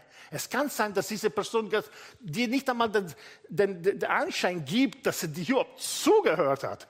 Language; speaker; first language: German; non-native, fluent; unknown